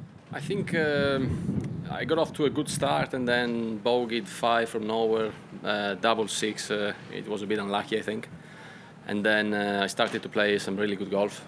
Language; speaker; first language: English; non-native, fluent; Italian